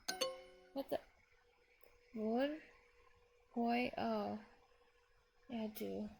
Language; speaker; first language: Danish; non-native, learner; English